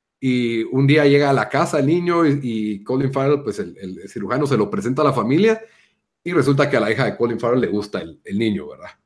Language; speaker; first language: Spanish; native; Spanish